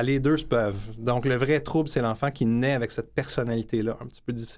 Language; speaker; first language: French; native; French